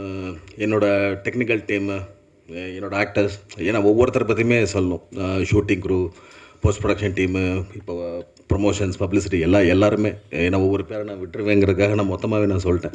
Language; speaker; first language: Tamil; native; Tamil